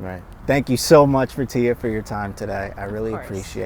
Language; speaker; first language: English; native; English